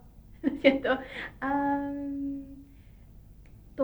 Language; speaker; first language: Spanish; non-native, learner; English